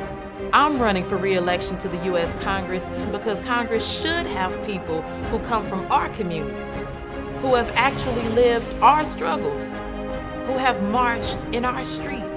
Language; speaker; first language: English; native; English